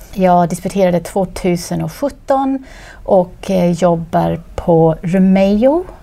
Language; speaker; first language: Swedish; non-native, fluent; English